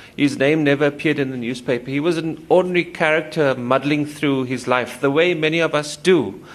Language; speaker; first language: English; native; English